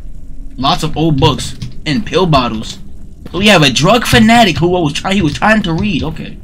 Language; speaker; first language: English; native; English